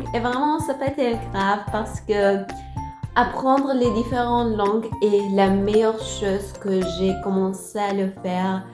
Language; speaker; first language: French; non-native, learner; Persian